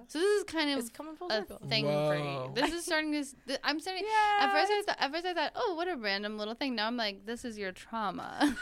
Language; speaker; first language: English; native; English